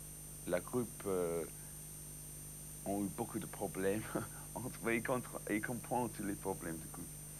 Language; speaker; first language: French; non-native, learner; English